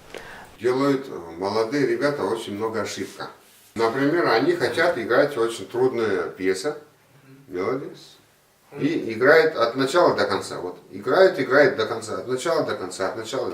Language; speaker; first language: Russian; non-native, learner; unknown